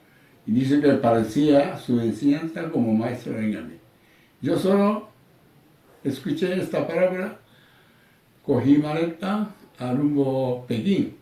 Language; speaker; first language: Spanish; non-native, learner; Japanese